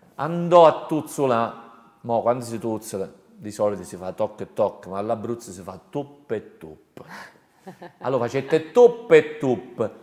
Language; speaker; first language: Italian; native; Italian